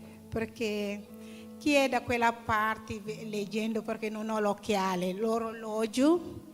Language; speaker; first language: Italian; non-native, learner; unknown